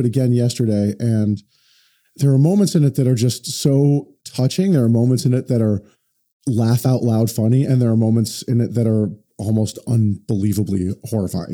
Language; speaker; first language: English; native; English